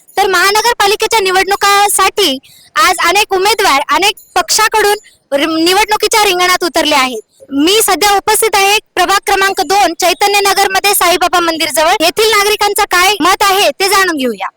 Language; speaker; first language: Marathi; native; Marathi